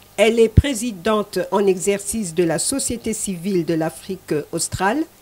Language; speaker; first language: French; non-native, local second language; Lingala